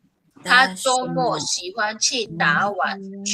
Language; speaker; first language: Chinese; non-native, fluent; Filipino